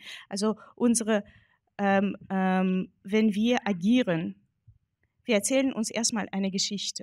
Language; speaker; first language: German; non-native, fluent; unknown